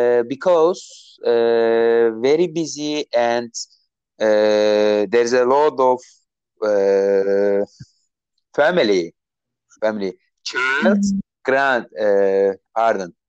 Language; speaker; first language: English; non-native, learner; Turkish